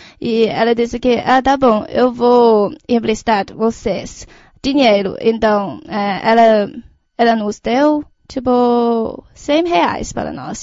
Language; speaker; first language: Portuguese; non-native, fluent; Chinese